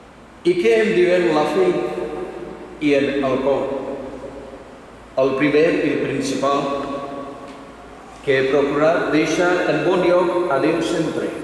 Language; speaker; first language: Catalan; non-native, fluent; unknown